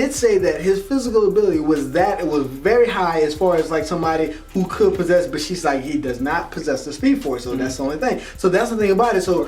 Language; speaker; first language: English; native; English